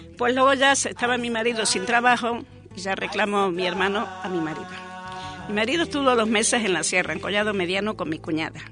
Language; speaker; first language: Spanish; native; Spanish